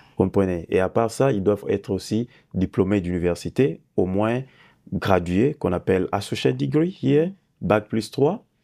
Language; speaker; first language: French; non-native, local second language; Lingala